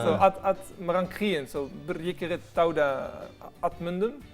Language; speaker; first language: Kazakh; non-native, learner; Dutch